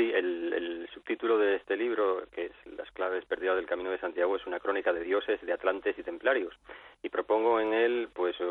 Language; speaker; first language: Spanish; native; Spanish